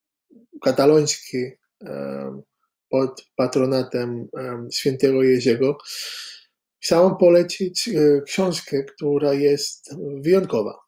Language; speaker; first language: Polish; non-native, fluent; Catalan